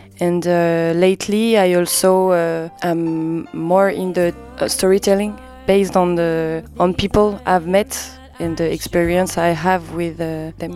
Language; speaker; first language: English; non-native, learner; French